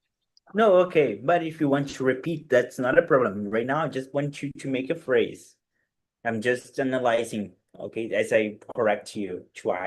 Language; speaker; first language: English; non-native, fluent; Portuguese